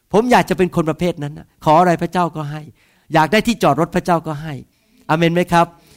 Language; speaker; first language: Thai; native; Thai